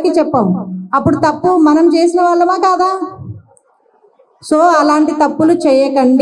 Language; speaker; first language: Telugu; native; Telugu